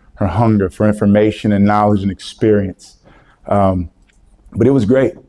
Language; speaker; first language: English; native; English